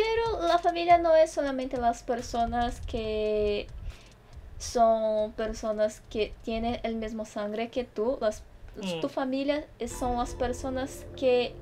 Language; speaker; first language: Spanish; non-native, fluent; Portuguese